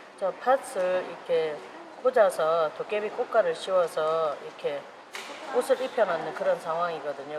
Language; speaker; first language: Korean; native; Korean